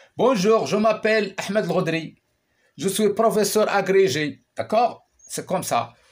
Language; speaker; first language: French; non-native, local second language; Arabic